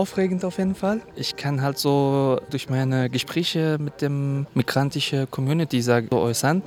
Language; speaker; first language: German; non-native, fluent; Kurdish